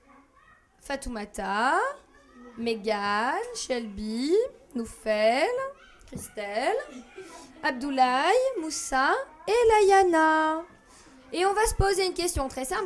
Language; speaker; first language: French; native; French